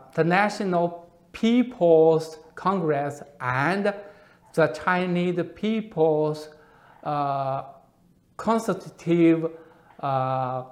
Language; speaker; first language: English; non-native, learner; Chinese